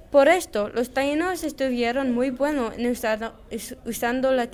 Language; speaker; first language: Spanish; non-native, learner; English